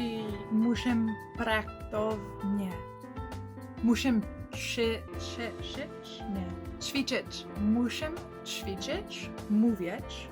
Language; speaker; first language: Polish; early bilingual, heritage; Polish